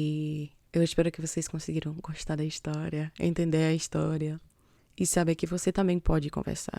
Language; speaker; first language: Portuguese; non-native, fluent; English